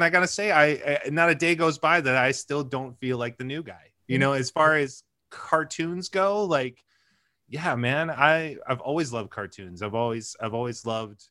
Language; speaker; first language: English; native; English